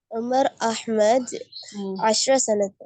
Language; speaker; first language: Arabic; non-native, learner; Tamil